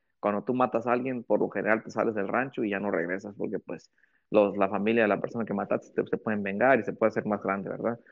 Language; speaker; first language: Spanish; early bilingual, heritage; Spanish